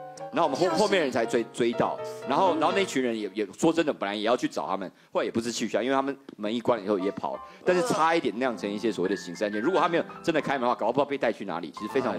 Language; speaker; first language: Chinese; native; Chinese